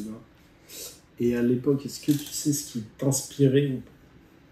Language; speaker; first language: French; native; French